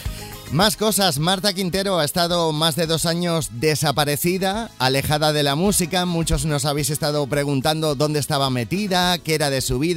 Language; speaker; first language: Spanish; native; Spanish